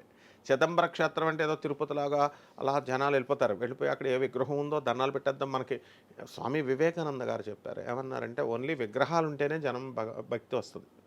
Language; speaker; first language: Telugu; native; Telugu